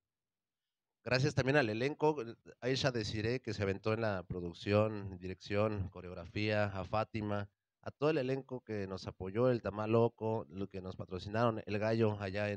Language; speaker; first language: Spanish; native; Spanish